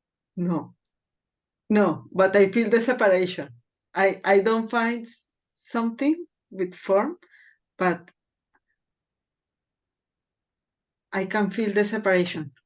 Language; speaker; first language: English; non-native, fluent; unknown